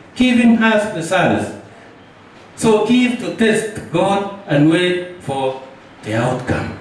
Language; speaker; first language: English; non-native, local second language; Swahili